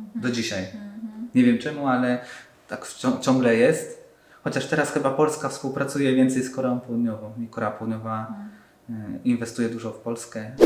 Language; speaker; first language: Polish; native; Polish